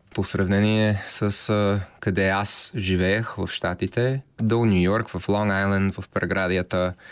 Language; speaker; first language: Bulgarian; non-native, fluent; English